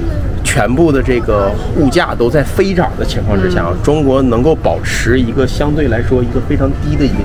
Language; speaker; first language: Chinese; native; Chinese